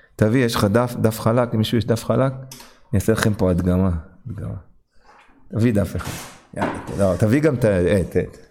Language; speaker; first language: Hebrew; non-native, fluent; English